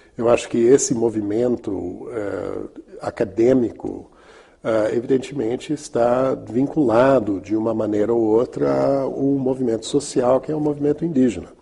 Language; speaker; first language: Portuguese; non-native, fluent; English